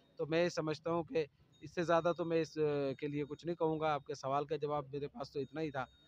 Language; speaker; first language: Urdu; non-native, local second language; Sindhi